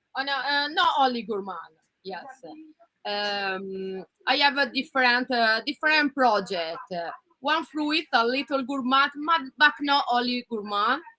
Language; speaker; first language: English; non-native, learner; Italian